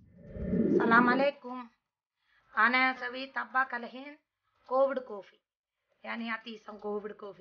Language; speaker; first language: Arabic; non-native, learner; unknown